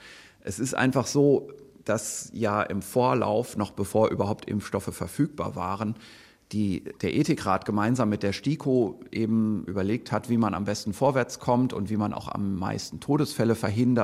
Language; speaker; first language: German; native; German